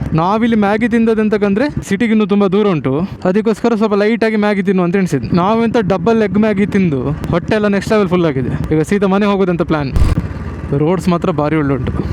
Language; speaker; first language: Kannada; non-native, local second language; Tulu